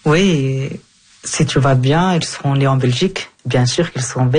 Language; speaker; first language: French; non-native, fluent; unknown